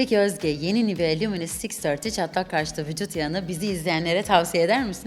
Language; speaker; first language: Turkish; native; Turkish